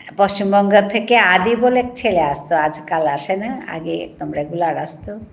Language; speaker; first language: Bangla; non-native, local second language; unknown